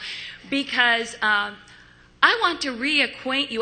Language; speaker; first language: English; native; English